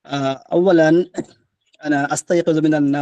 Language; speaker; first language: Arabic; non-native, learner; Bangla